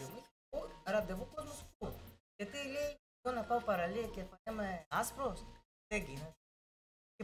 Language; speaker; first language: Greek; non-native, learner; Russian